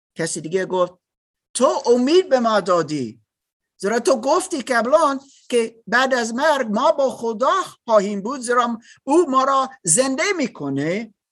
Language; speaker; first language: Persian; non-native, learner; German